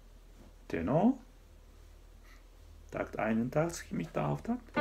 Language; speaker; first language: German; non-native, fluent; Japanese